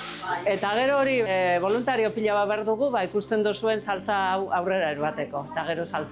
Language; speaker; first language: Basque; native; Basque